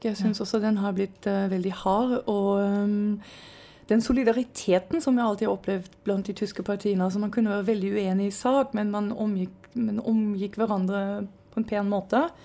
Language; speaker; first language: Norwegian; non-native, fluent; German